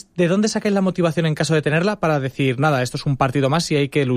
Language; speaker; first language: Spanish; native; Spanish